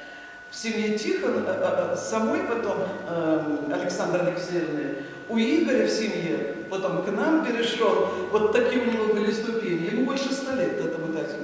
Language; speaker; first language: Russian; native; Russian